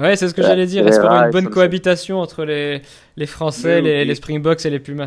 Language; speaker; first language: French; native; French